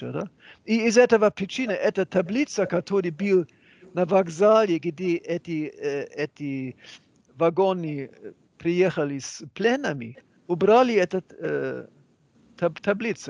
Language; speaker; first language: Russian; non-native, fluent; German